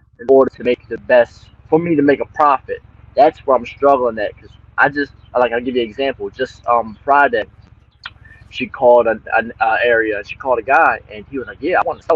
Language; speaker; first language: English; native; English